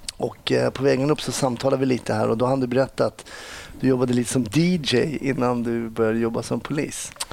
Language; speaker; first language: Swedish; native; Swedish